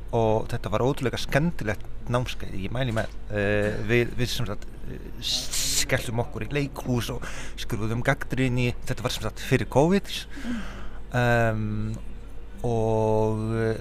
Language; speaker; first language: Icelandic; non-native, fluent; Polish